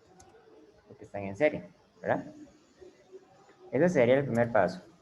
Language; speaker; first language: Spanish; native; Spanish